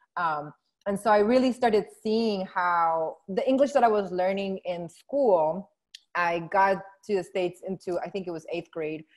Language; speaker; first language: English; non-native, fluent; Spanish